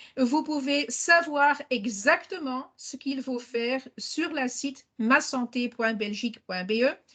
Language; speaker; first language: French; non-native, local second language; Dutch